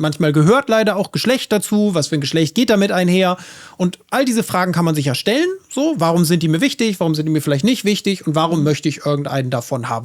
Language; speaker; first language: German; native; German